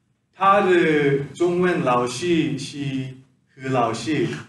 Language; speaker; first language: Chinese; non-native, learner; Korean